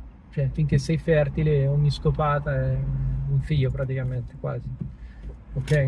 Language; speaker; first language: Italian; native; Italian